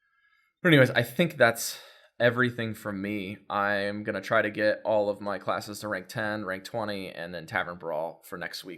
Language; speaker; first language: English; native; English